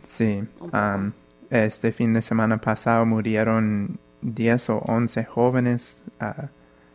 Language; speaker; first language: Spanish; non-native, fluent; English